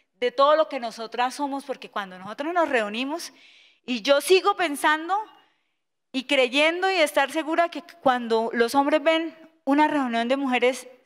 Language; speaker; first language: Spanish; native; Spanish